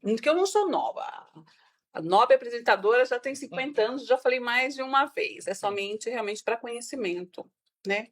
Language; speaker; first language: Portuguese; native; Portuguese